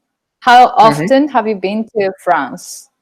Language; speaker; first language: English; non-native, fluent; Japanese